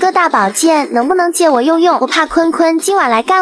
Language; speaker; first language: Chinese; native; Chinese